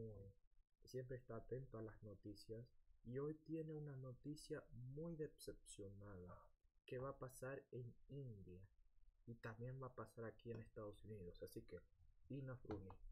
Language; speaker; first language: Spanish; early bilingual, heritage; Spanish